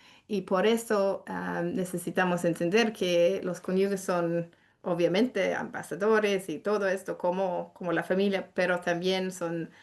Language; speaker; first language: Spanish; non-native, fluent; English